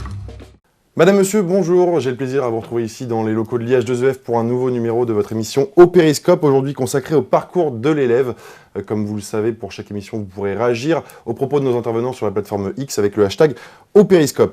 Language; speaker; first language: French; native; French